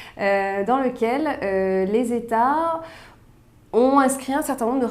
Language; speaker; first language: French; native; French